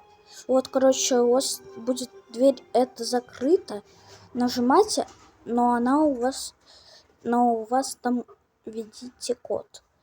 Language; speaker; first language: Russian; native; Russian